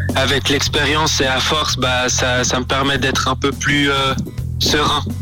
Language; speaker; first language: French; native; French